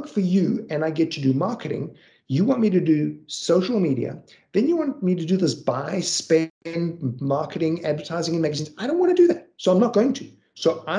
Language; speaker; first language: English; native; English